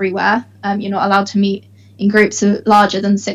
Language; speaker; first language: English; native; English